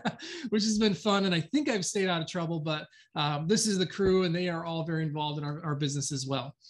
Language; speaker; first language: English; native; English